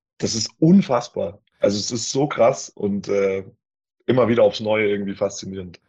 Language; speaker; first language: German; native; German